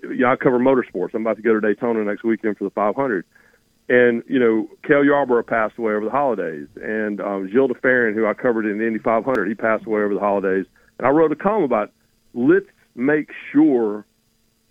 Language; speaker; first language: English; native; English